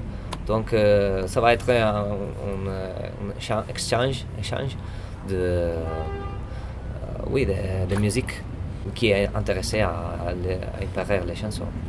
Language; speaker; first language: French; non-native, learner; Italian